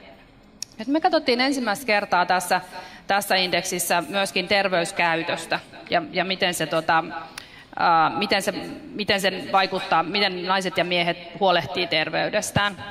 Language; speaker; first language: Finnish; native; Finnish